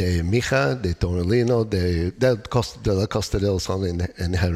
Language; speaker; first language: Spanish; non-native, learner; English